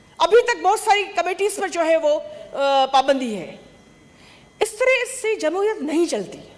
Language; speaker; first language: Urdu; non-native, local second language; Sindhi